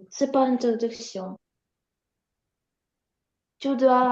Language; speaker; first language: French; non-native, learner; Russian